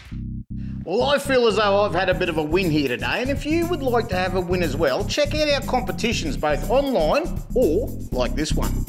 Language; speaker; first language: English; native; English